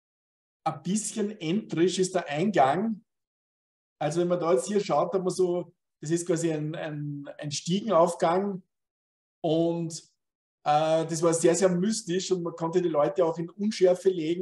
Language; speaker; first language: German; native; German